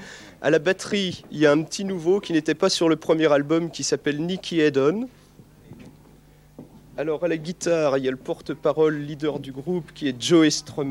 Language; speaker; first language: French; native; French